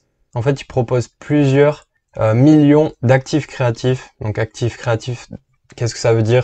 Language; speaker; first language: French; native; French